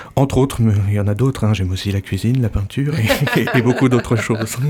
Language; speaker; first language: French; native; French